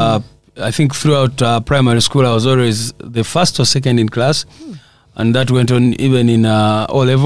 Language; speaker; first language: English; non-native, local second language; Nyankole